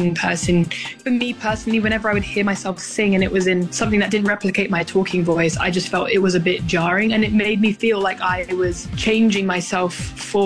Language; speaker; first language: English; native; English